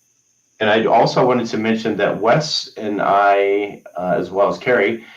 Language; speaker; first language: English; native; English